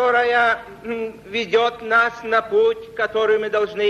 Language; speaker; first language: Russian; non-native, fluent; Polish